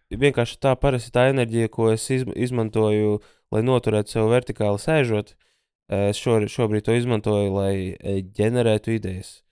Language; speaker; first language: Latvian; native; Latvian